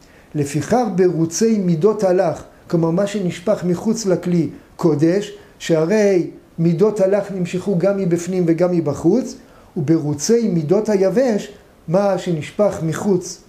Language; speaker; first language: Hebrew; native; Hebrew